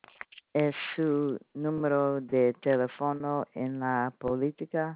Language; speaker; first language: Spanish; non-native, learner; English